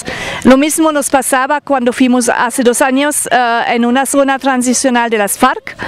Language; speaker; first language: Spanish; non-native, learner; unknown